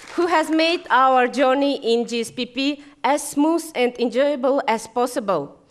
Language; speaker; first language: English; non-native, fluent; Kazakh